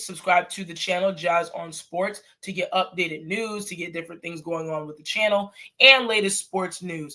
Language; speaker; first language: English; native; English